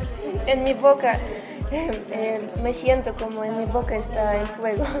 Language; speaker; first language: Spanish; non-native, learner; Ukrainian